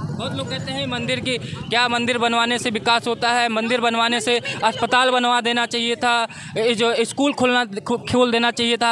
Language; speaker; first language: Hindi; native; Hindi